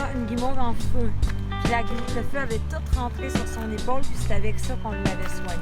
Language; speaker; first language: French; native; French